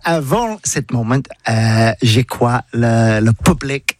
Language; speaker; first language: French; non-native, learner; English